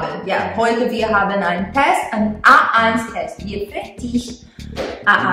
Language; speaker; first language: German; non-native, learner; Portuguese